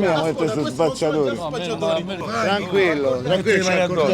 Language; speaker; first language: Italian; native; Italian